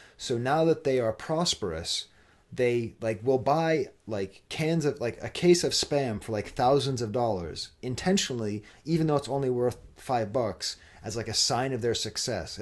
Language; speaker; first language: English; native; English